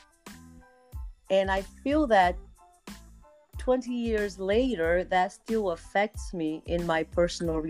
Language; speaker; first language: English; non-native, fluent; Kabuverdianu